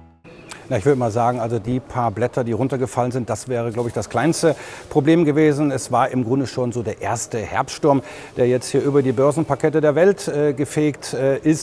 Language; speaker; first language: German; native; German